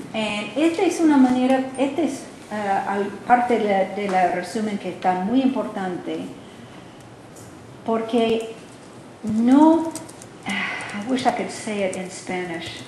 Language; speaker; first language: Spanish; non-native, learner; English